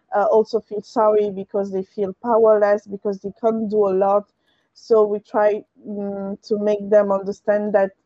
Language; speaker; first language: English; early bilingual, other home language; French